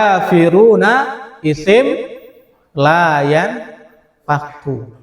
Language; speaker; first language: Arabic; non-native, fluent; Indonesian